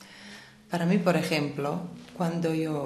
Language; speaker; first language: Spanish; non-native, fluent; Armenian